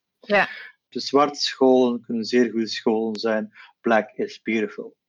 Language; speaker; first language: Dutch; non-native, local second language; Turkish